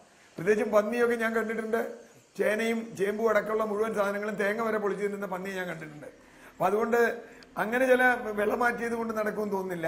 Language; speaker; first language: Malayalam; native; Malayalam